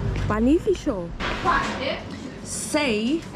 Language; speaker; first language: Italian; non-native, learner; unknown